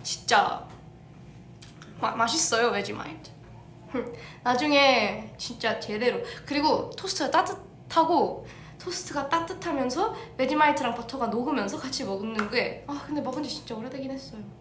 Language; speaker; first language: Korean; early bilingual, heritage; English